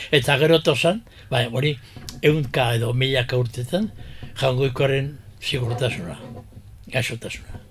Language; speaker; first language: Basque; early bilingual, heritage; Basque